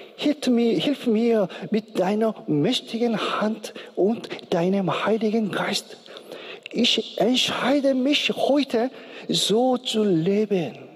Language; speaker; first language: German; non-native, learner; Korean